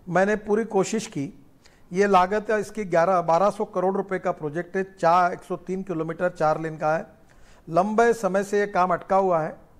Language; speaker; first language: Hindi; non-native, local second language; Marathi